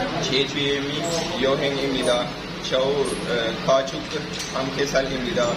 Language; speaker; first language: Korean; non-native, learner; Punjabi